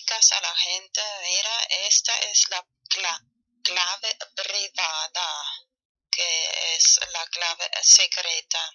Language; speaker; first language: Spanish; non-native, fluent; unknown